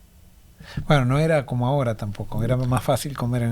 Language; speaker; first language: Spanish; native; Spanish